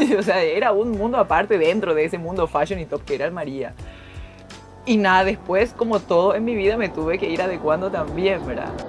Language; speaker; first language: Spanish; early bilingual, other home language; Korean